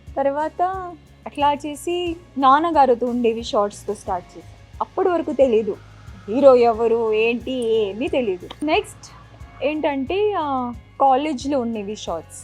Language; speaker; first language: Telugu; non-native, fluent; Marathi